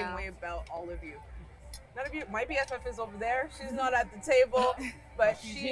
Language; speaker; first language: English; native; English